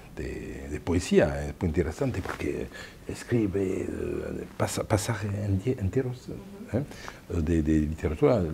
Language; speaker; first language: Spanish; non-native, fluent; French